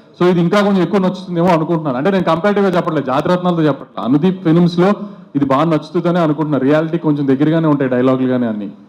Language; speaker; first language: Telugu; native; Telugu